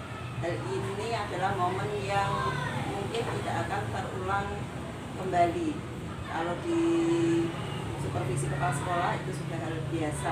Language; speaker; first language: Indonesian; native; Indonesian